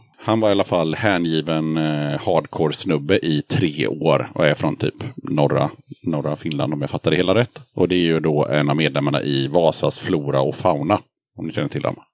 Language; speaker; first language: Swedish; native; Swedish